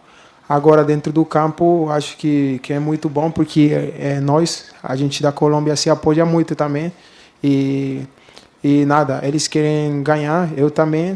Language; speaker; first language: Portuguese; non-native, learner; Spanish